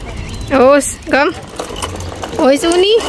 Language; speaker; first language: German; non-native, learner; Indonesian